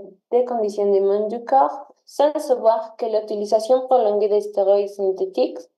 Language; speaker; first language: French; non-native, learner; Spanish